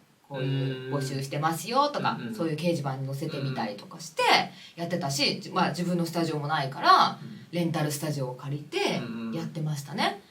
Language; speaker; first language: Japanese; native; Japanese